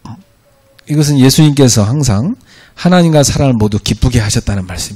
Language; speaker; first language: Korean; native; Korean